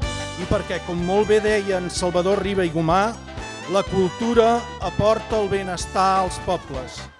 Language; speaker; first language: Catalan; native; Catalan